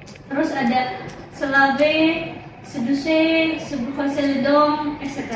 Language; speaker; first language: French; non-native, learner; Indonesian